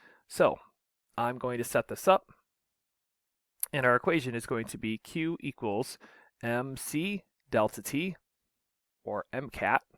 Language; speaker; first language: English; native; English